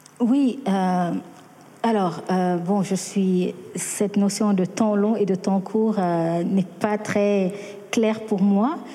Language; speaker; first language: French; non-native, local second language; Wolof